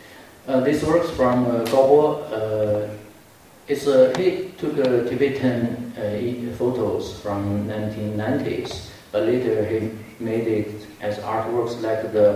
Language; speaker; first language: English; non-native, fluent; Chinese